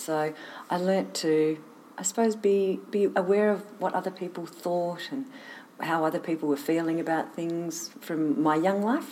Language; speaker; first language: English; native; English